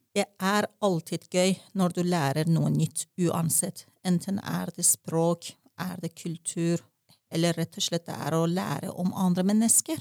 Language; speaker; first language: Norwegian; non-native, fluent; Persian